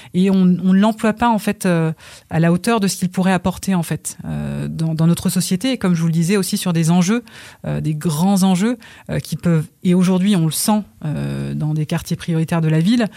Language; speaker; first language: French; early bilingual, other home language; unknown